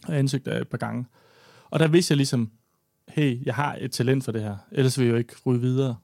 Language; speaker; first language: Danish; native; Danish